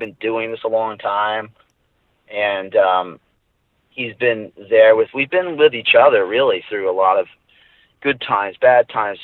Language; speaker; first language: English; native; English